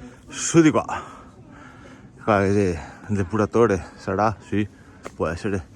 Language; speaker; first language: Italian; native; Italian